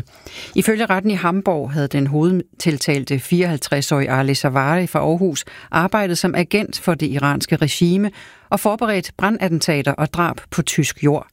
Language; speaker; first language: Danish; native; Danish